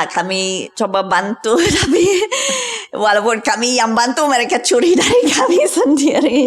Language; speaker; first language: Indonesian; non-native, fluent; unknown